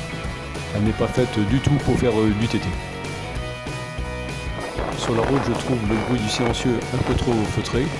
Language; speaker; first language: French; native; French